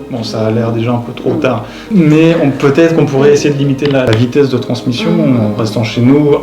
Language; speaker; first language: French; native; French